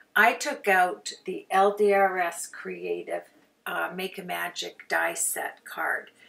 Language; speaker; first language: English; native; English